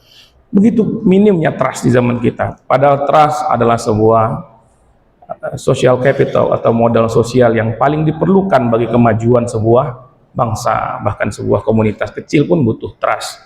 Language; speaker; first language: Indonesian; native; Indonesian